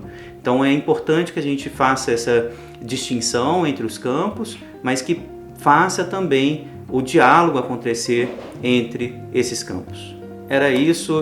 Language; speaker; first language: Portuguese; native; Portuguese